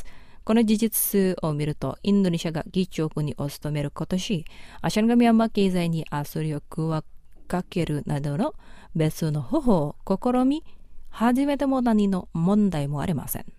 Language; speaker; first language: Japanese; non-native, fluent; Indonesian